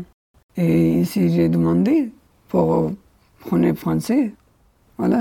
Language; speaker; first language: French; non-native, learner; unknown